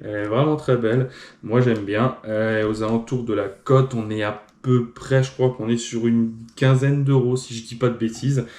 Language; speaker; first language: French; native; French